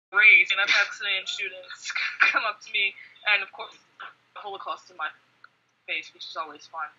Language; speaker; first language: English; native; English